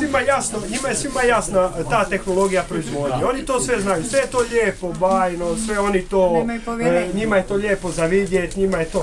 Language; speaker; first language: Croatian; native; Croatian